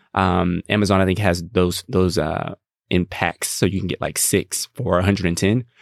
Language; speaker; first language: English; native; English